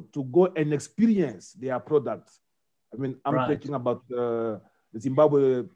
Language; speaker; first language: English; non-native, fluent; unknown